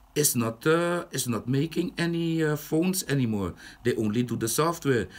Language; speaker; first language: English; non-native, fluent; Dutch